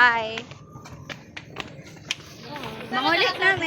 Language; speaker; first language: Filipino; non-native, local second language; Cebuano